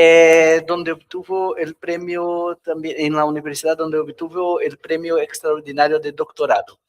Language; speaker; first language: Spanish; non-native, fluent; Portuguese